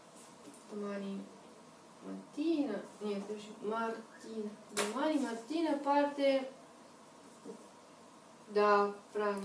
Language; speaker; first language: Italian; non-native, learner; Russian